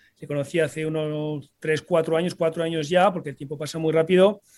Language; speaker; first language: Spanish; early bilingual, heritage; Spanish